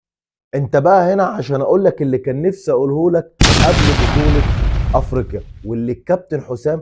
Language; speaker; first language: Arabic; native; Arabic